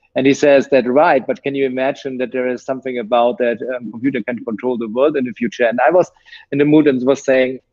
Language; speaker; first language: English; non-native, fluent; German